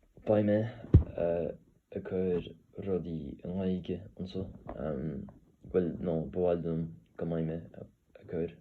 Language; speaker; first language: Irish; non-native, learner; English